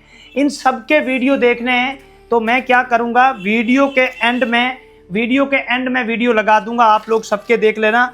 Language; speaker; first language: Hindi; native; Hindi